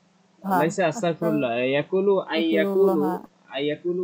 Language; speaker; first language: Arabic; non-native, learner; Bangla